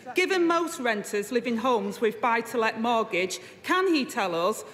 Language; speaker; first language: English; native; English